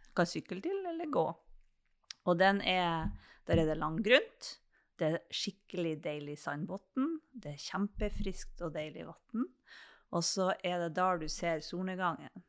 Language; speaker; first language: Norwegian; native; Norwegian